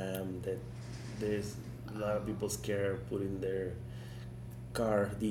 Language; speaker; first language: English; non-native, fluent; Spanish